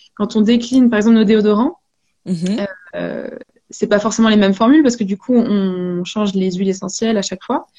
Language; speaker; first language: French; native; French